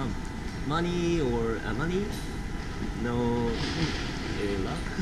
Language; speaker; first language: English; non-native, learner; Japanese